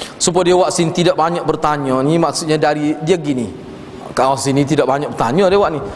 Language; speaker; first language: Malay; native; Malay